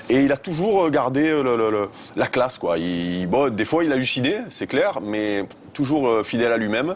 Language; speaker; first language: French; native; French